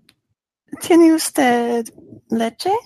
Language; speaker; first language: Spanish; non-native, learner; English